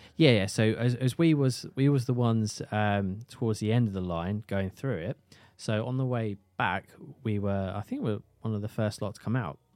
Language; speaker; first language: English; native; English